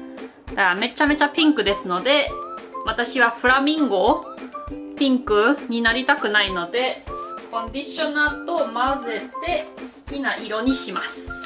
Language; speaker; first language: Japanese; non-native, fluent; German